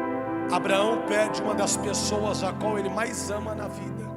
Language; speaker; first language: Portuguese; native; Portuguese